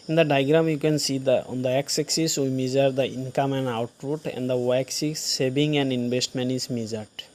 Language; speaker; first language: English; non-native, local second language; Assamese